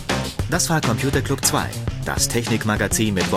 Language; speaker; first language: German; native; German